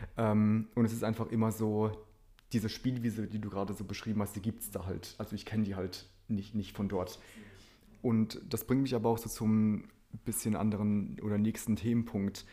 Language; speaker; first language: German; early bilingual, other home language; Polish